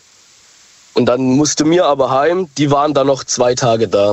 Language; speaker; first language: German; native; German